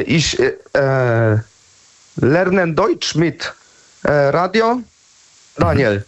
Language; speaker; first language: German; non-native, learner; Polish